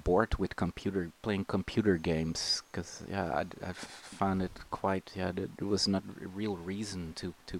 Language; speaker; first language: English; non-native, fluent; Dutch